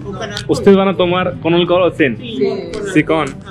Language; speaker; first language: Spanish; non-native, learner; Hindi